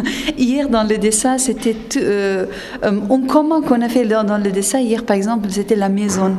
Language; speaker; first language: French; non-native, learner; Persian